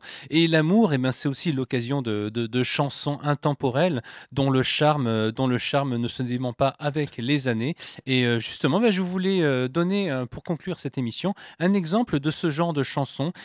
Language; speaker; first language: French; native; French